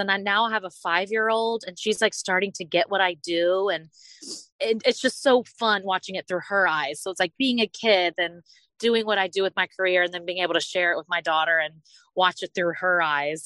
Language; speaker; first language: English; native; English